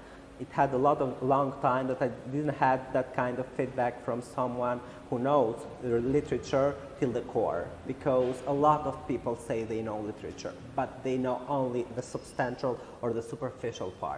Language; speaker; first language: English; non-native, fluent; Albanian